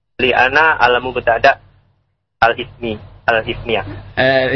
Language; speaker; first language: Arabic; non-native, learner; Indonesian